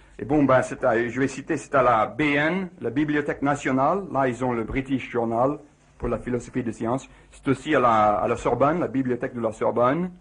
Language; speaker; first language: French; non-native, fluent; English